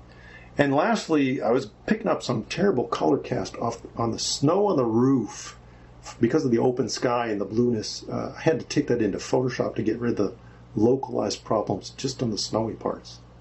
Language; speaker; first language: English; native; English